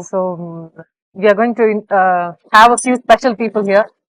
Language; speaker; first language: English; non-native, local second language; Tamil